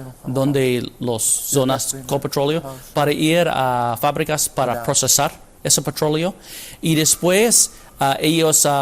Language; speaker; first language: Spanish; non-native, fluent; English